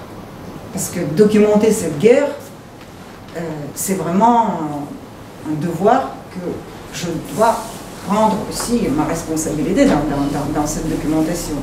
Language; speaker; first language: French; non-native, fluent; Ukrainian